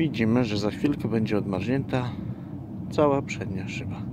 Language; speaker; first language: Polish; native; Polish